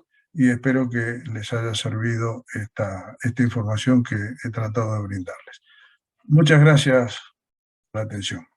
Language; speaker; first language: Spanish; native; Spanish